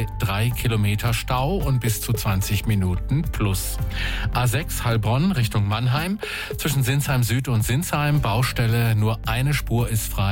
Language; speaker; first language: German; native; German